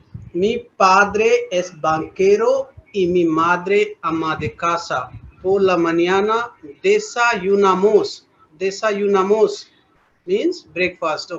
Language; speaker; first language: Spanish; non-native, fluent; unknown